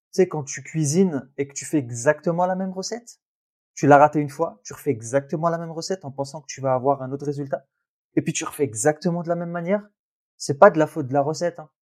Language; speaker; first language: French; early bilingual, other home language; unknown